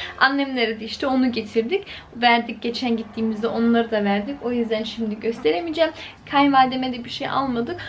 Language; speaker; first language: Turkish; early bilingual, heritage; Turkish